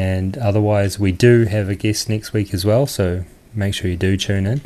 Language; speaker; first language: English; native; English